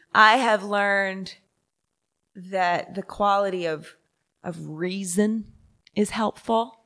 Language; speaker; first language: English; native; English